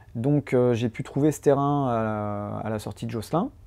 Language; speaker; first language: French; native; French